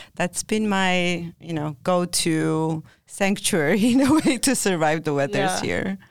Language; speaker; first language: English; non-native, fluent; Georgian